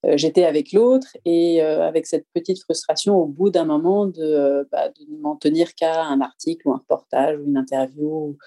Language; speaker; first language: French; native; French